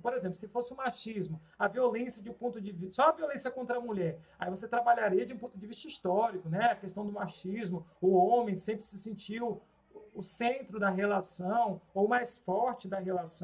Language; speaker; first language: Portuguese; native; Portuguese